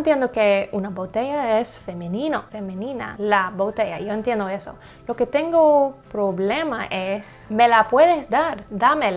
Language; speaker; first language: Spanish; non-native, learner; English